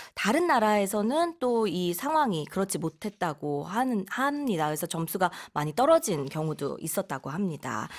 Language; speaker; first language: Korean; native; Korean